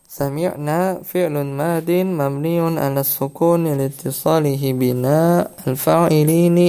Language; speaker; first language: Arabic; non-native, fluent; Indonesian